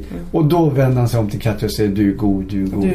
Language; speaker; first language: Swedish; early bilingual, other home language; Syriac